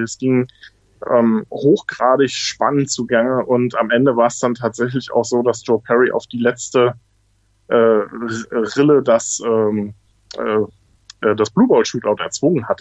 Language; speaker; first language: German; native; German